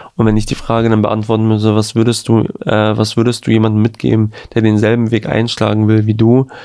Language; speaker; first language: German; early bilingual, other home language; Albanian